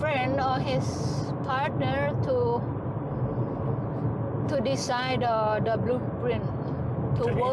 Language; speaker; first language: English; non-native, fluent; Thai